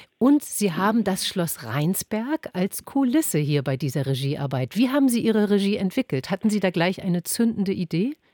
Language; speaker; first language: German; native; German